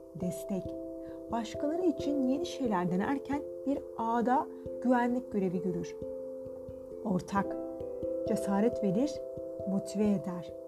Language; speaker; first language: Turkish; native; Turkish